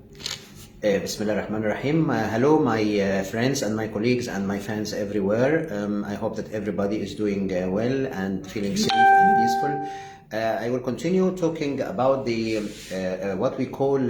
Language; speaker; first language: English; non-native, fluent; Arabic